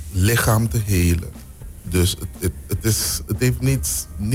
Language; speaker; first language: Dutch; non-native, local second language; Papiamento